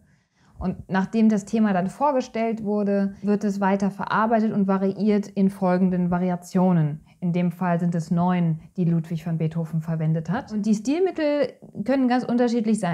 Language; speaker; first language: German; native; German